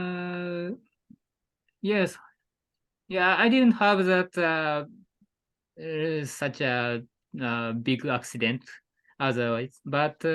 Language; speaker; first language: English; non-native, learner; Japanese